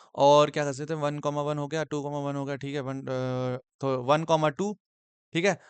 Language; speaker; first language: Hindi; native; Hindi